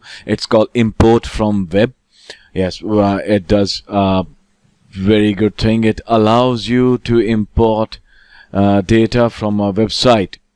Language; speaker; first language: English; non-native, local second language; Hindi